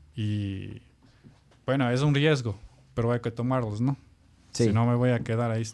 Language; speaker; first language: Spanish; non-native, fluent; Portuguese